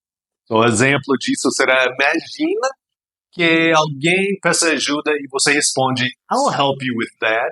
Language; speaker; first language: Portuguese; non-native, fluent; English